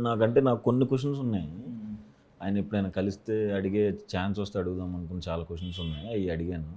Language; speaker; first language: Telugu; native; Telugu